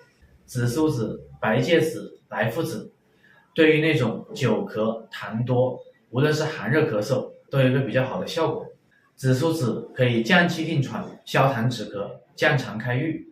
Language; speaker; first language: Chinese; native; Chinese